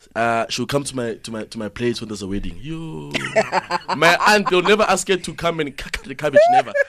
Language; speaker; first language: English; non-native, local second language; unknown